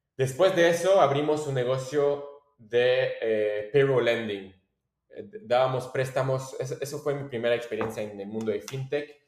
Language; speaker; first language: Spanish; non-native, fluent; French